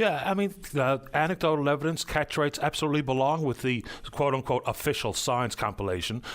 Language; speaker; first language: English; native; English